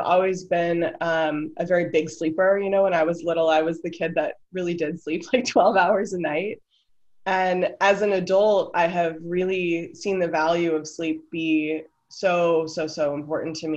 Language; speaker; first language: English; native; English